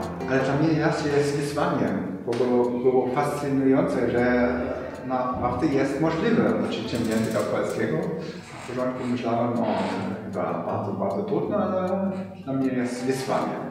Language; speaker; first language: Polish; non-native, learner; German